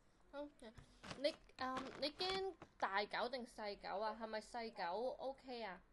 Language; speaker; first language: Cantonese; native; Cantonese